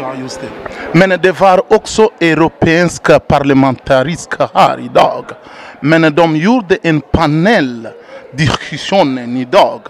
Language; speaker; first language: Swedish; non-native, learner; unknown